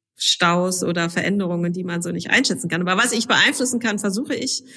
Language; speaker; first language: German; native; German